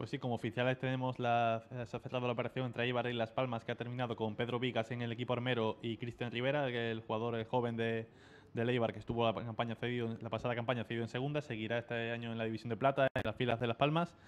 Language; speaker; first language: Spanish; native; Spanish